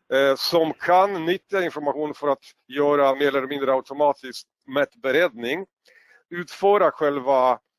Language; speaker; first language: Swedish; non-native, fluent; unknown